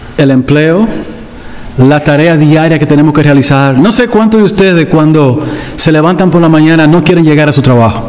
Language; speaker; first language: Spanish; native; Spanish